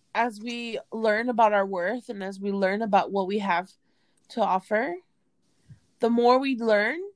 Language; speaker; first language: English; early bilingual, other home language; Spanish